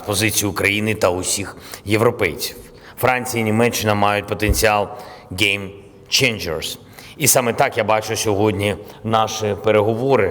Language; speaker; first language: Ukrainian; non-native, local second language; Russian